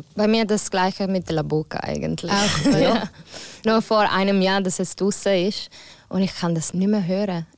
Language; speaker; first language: German; non-native, fluent; Italian